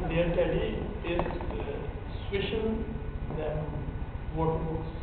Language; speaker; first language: German; non-native, learner; Spanish